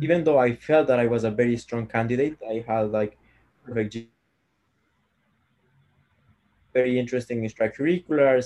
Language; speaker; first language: English; non-native, fluent; Spanish